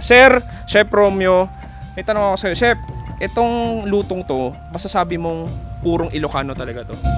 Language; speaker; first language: Filipino; native; Filipino